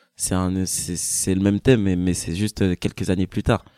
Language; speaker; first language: French; native; French